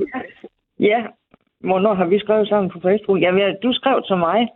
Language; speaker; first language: Danish; non-native, local second language; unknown